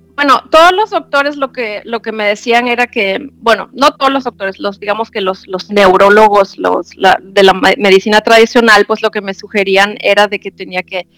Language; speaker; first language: Spanish; non-native, fluent; German